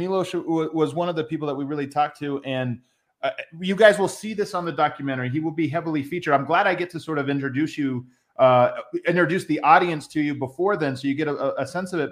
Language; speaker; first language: English; native; English